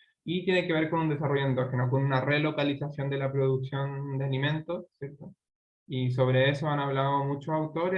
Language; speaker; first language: Spanish; native; Spanish